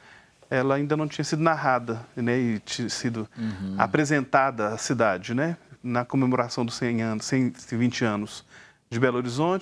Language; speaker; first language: Portuguese; native; Portuguese